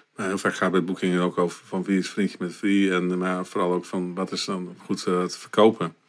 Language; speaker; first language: Dutch; native; Dutch